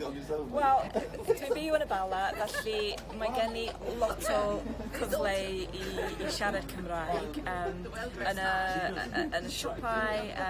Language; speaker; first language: Welsh; non-native, learner; English